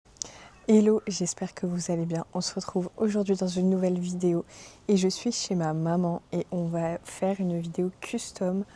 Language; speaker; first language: French; native; French